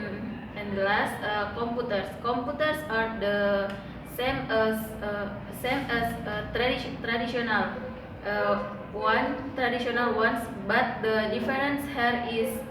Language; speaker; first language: English; non-native, learner; Indonesian